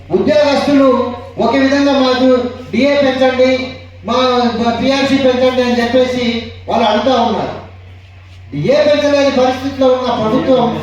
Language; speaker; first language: Telugu; non-native, local second language; Lambadi